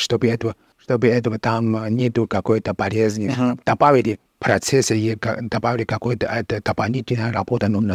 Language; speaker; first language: Russian; non-native, learner; Chinese